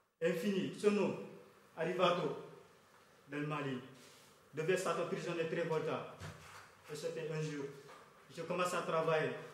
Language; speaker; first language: Italian; non-native, learner; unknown